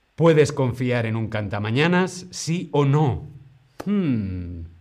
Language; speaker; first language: Spanish; native; Spanish